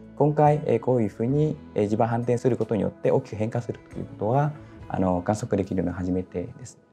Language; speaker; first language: Japanese; non-native, fluent; Vietnamese